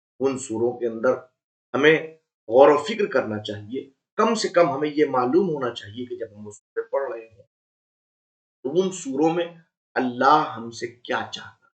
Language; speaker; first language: Urdu; native; Urdu